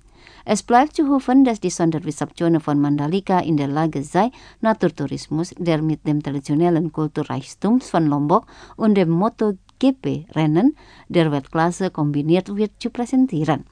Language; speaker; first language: German; non-native, fluent; Indonesian